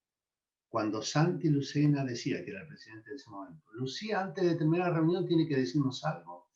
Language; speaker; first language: Spanish; native; Spanish